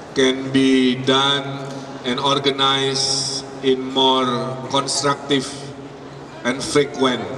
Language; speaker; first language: English; non-native, fluent; Indonesian